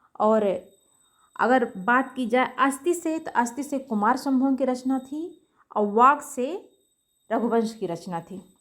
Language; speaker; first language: Hindi; native; Hindi